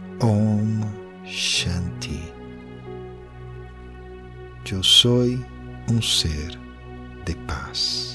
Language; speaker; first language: Spanish; non-native, fluent; Portuguese